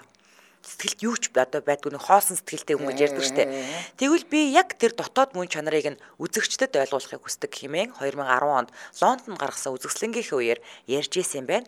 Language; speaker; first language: Mongolian; native; Mongolian